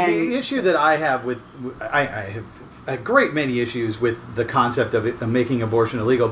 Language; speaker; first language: English; native; English